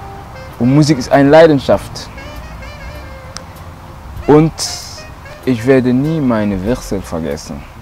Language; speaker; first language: German; non-native, local second language; Wolof